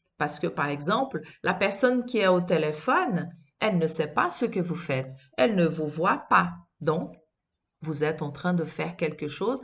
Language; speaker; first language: French; non-native, fluent; Portuguese